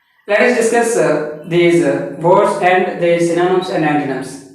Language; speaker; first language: English; non-native, local second language; Telugu